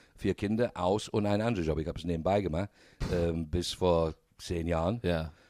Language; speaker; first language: German; non-native, fluent; English